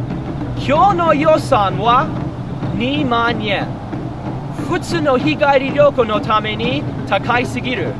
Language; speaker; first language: Japanese; non-native, learner; English